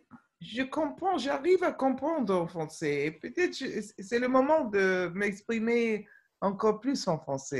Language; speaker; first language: French; non-native, fluent; English